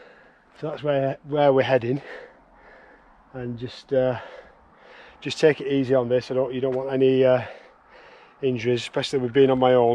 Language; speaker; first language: English; native; English